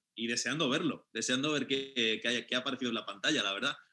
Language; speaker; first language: Spanish; native; Spanish